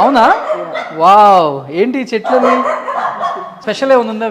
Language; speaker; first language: Telugu; native; Telugu